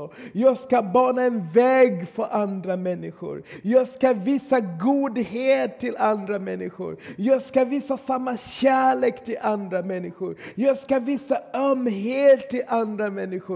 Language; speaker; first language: Swedish; non-native, fluent; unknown